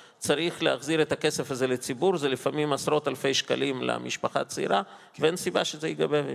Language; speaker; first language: Hebrew; non-native, fluent; Russian